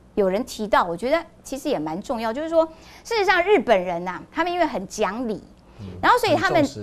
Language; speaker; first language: Chinese; native; Chinese